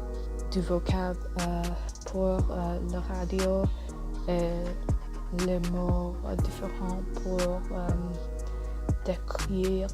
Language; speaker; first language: French; non-native, learner; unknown